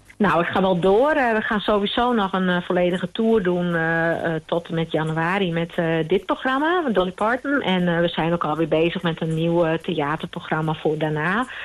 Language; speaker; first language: Dutch; non-native, local second language; Western Frisian